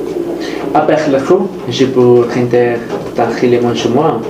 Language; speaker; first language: French; non-native, learner; Spanish